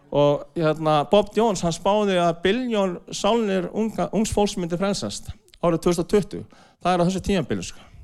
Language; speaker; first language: Icelandic; non-native, fluent; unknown